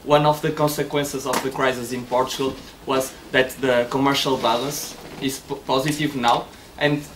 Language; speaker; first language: English; non-native, learner; Portuguese